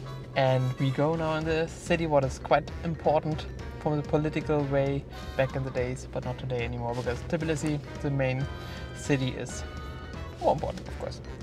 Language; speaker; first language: English; non-native, fluent; German